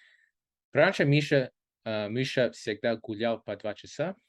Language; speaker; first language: Russian; non-native, fluent; English